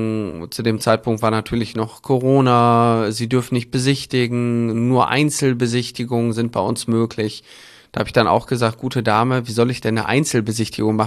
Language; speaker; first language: German; native; German